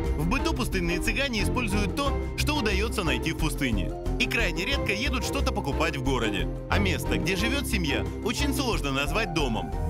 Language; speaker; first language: Russian; native; Russian